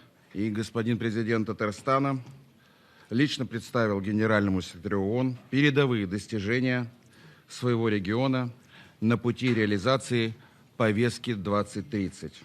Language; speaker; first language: Russian; native; Russian